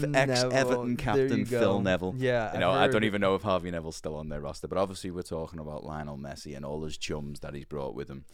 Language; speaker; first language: English; native; English